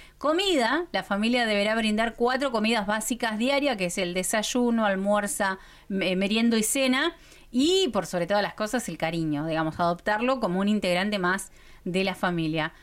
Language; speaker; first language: Spanish; native; Spanish